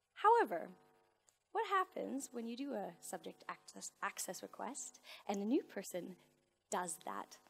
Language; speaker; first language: English; native; English